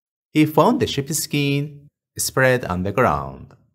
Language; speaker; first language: English; non-native, fluent; Persian